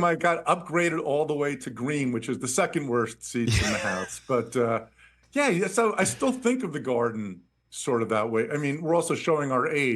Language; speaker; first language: English; native; English